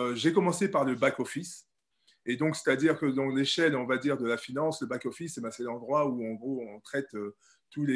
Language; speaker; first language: French; native; French